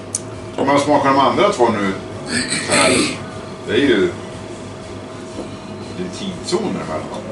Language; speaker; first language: Swedish; native; Swedish